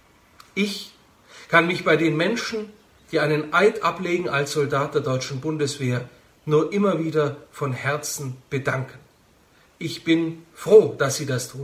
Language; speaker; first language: German; native; German